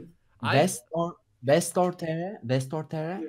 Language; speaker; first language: English; non-native, learner; Turkish